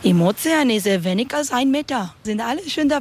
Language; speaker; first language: German; non-native, learner; Spanish